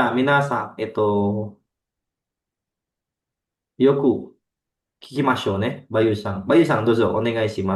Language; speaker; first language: Japanese; non-native, fluent; Indonesian